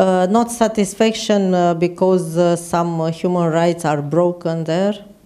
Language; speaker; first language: English; non-native, fluent; Romanian